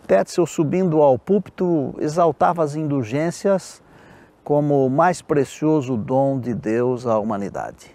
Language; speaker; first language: Portuguese; native; Portuguese